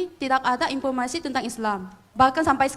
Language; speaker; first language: Indonesian; non-native, fluent; Korean